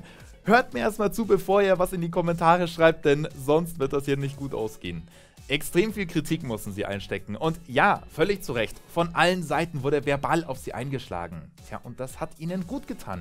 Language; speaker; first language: German; native; German